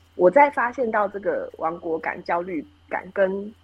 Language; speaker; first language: Chinese; native; Chinese